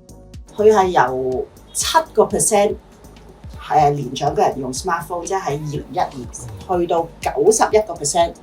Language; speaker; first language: Cantonese; native; Cantonese